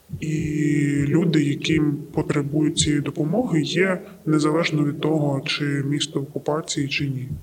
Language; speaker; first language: Ukrainian; native; Ukrainian